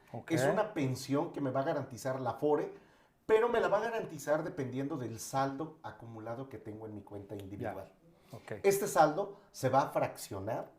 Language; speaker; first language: Spanish; native; Spanish